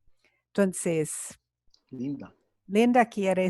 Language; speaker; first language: Spanish; non-native, fluent; English